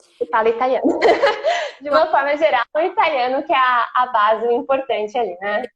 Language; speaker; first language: Portuguese; native; Portuguese